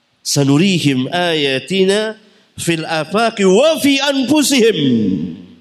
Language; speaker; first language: Malay; native; Malay